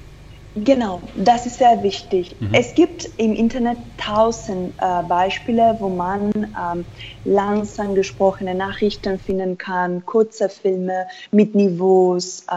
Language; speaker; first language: German; non-native, fluent; Spanish